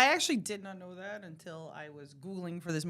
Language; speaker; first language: English; native; English